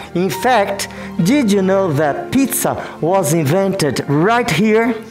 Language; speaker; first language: English; non-native, fluent; Portuguese